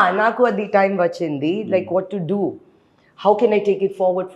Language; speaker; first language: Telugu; non-native, local second language; Hindi